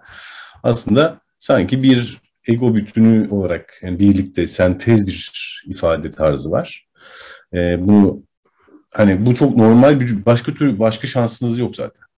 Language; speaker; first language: Turkish; native; Turkish